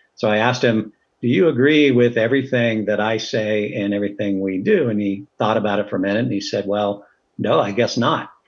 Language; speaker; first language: English; native; English